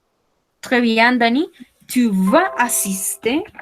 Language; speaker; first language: French; non-native, fluent; Spanish